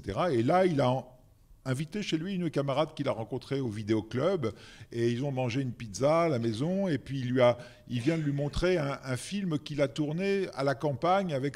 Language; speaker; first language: French; native; French